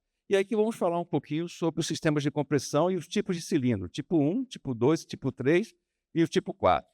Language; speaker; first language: Portuguese; native; Portuguese